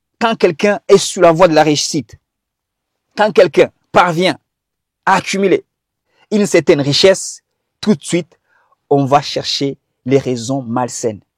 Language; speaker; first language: French; early bilingual, other home language; Kinyarwanda